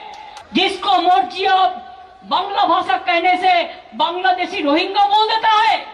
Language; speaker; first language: Hindi; non-native, local second language; Bangla